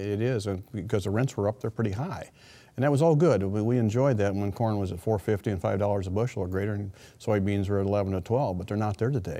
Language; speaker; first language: English; native; English